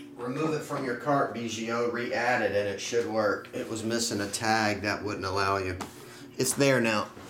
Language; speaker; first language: English; native; English